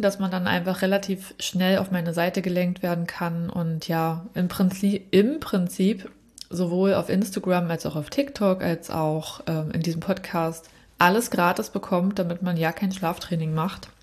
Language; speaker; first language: German; native; German